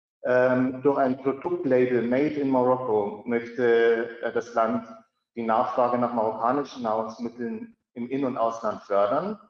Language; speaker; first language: German; native; German